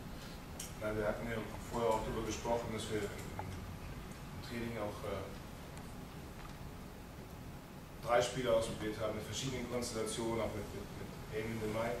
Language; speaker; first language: German; native; German